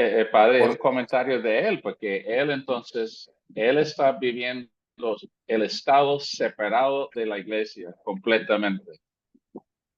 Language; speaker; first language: Spanish; non-native, fluent; English